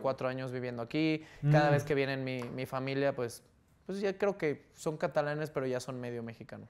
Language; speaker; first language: Spanish; native; Spanish